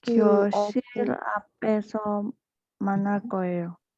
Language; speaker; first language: Korean; non-native, learner; Indonesian